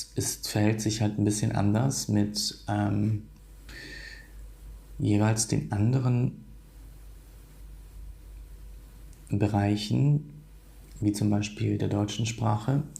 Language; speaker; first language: German; non-native, fluent; Polish